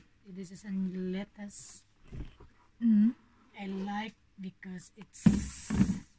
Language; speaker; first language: English; non-native, fluent; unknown